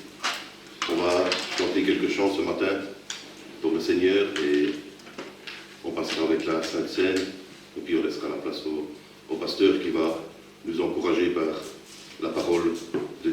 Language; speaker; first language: French; native; French